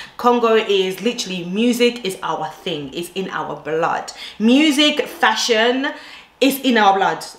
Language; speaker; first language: English; early bilingual, other home language; Lingala